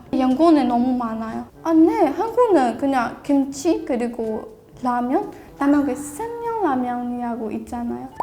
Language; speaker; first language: Korean; non-native, fluent; Burmese